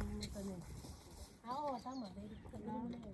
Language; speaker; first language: Filipino; native; Filipino